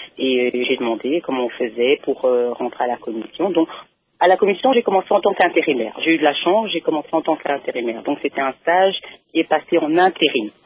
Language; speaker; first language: French; early bilingual, other home language; Lingala